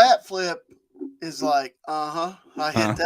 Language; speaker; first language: English; native; English